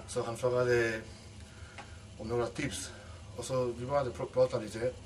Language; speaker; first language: Swedish; non-native, fluent; Macedonian